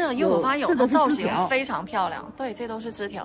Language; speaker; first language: Chinese; native; Chinese